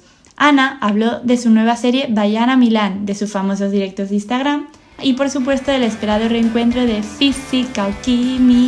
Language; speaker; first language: Spanish; native; Spanish